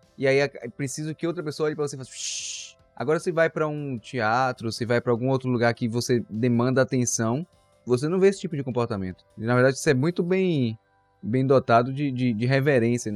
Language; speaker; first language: Portuguese; native; Portuguese